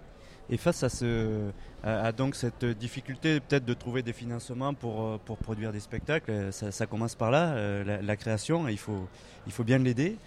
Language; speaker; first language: French; native; French